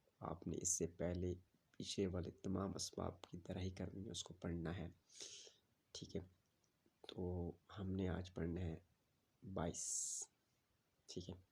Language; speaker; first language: Urdu; native; Urdu